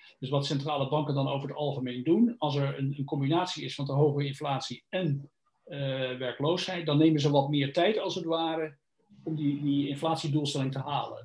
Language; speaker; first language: Dutch; native; Dutch